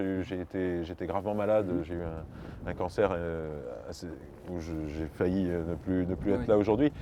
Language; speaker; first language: French; native; French